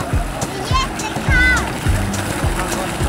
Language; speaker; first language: Swedish; early bilingual, other home language; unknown